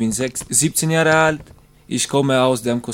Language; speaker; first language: German; non-native, learner; Albanian